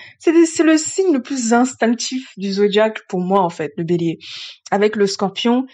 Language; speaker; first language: French; early bilingual, other home language; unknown